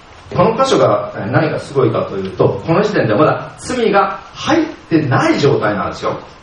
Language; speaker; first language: Japanese; native; Japanese